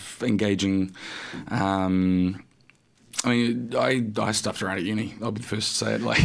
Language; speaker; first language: English; native; English